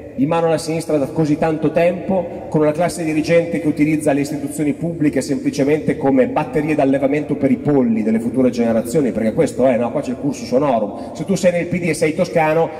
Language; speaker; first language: Italian; native; Italian